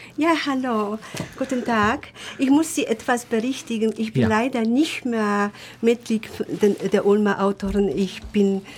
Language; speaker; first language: German; non-native, fluent; Polish